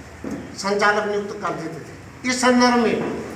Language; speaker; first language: Hindi; native; Hindi